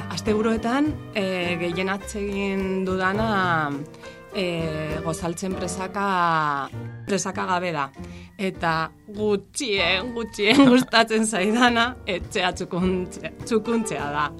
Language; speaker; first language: Basque; non-native, local second language; Spanish